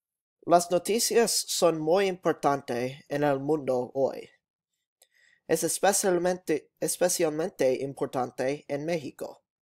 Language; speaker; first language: Spanish; non-native, learner; English